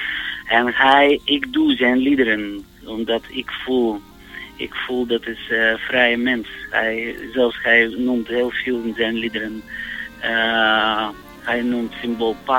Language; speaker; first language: Dutch; non-native, fluent; Russian